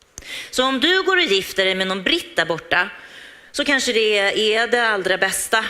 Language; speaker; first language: Swedish; native; Swedish